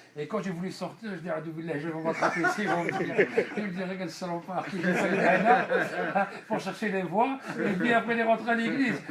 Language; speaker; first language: French; non-native, local second language; Dutch